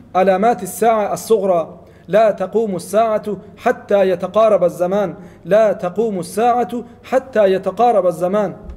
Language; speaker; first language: Arabic; non-native, fluent; Malay